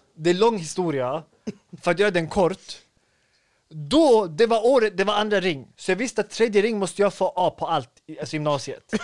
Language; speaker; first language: Swedish; early bilingual, other home language; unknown